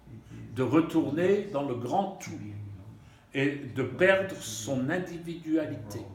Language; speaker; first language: French; native; French